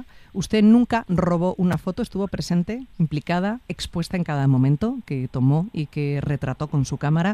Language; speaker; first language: Spanish; native; Spanish